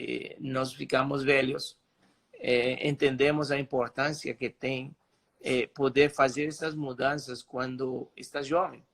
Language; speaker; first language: Portuguese; non-native, fluent; Spanish